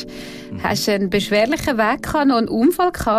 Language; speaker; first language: German; native; German